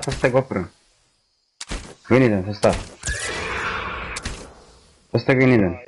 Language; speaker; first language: Swedish; early bilingual, other home language; Turkish